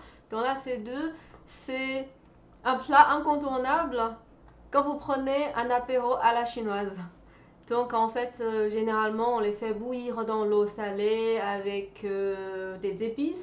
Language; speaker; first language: French; non-native, fluent; Chinese